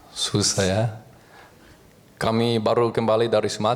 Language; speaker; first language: Indonesian; non-native, learner; English